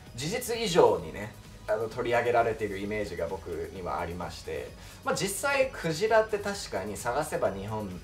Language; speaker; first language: Japanese; non-native, fluent; English